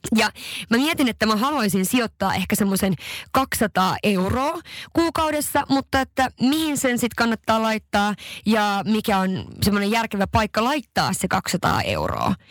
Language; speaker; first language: Finnish; early bilingual, heritage; Finnish